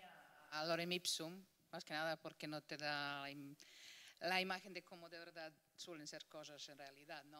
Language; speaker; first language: Spanish; native; Spanish